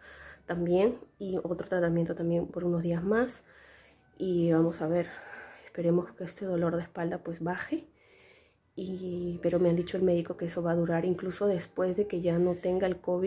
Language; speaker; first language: Spanish; native; Spanish